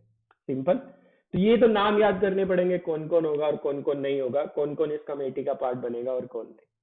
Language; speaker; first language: Hindi; native; Hindi